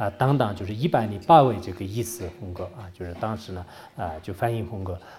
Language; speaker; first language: Chinese; non-native, local second language; Tibetan